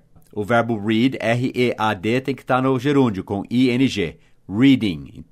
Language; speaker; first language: Portuguese; non-native, fluent; English